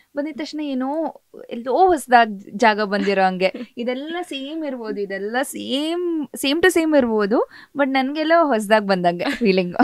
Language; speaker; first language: Kannada; native; Kannada